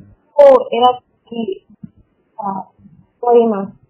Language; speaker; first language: Japanese; non-native, learner; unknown